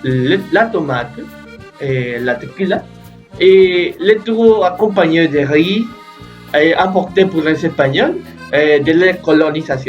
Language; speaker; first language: French; non-native, learner; Spanish